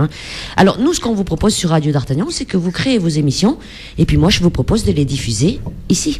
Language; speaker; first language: French; native; French